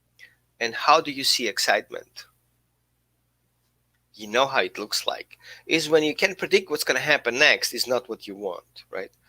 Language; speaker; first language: English; non-native, fluent; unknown